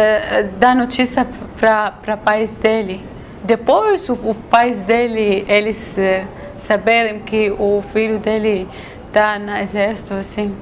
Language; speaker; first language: Portuguese; non-native, learner; Arabic